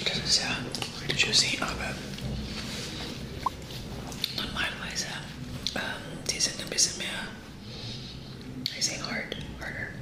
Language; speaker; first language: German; non-native, learner; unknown